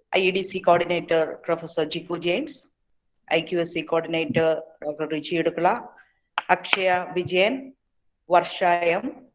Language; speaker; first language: English; non-native, local second language; Malayalam